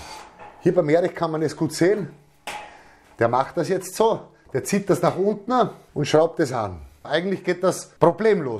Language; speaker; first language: German; native; German